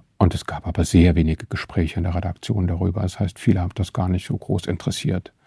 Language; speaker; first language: German; native; German